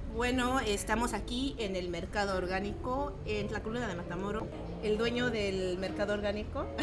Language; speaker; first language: Spanish; early bilingual, heritage; Spanish